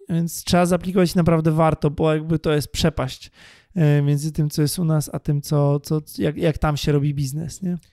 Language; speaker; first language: Polish; native; Polish